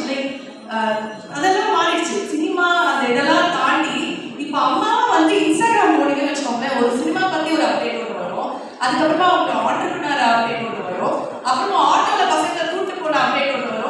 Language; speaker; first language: Tamil; native; Tamil